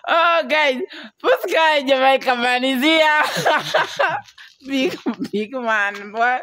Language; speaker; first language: English; non-native, learner; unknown